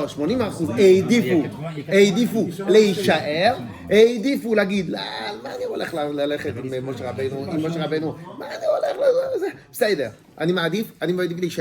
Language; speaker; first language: Hebrew; non-native, fluent; French